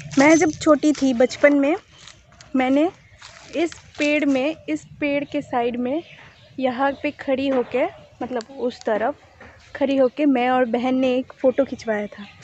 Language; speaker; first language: Hindi; non-native, local second language; Assamese